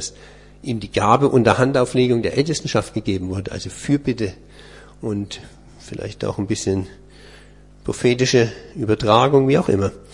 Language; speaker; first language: German; native; German